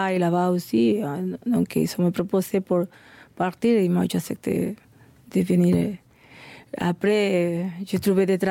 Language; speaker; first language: French; non-native, fluent; Spanish